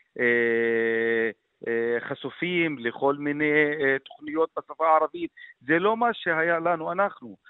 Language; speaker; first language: Hebrew; non-native, local second language; Arabic